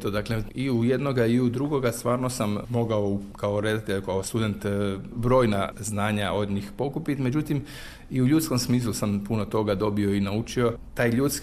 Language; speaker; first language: Croatian; native; Croatian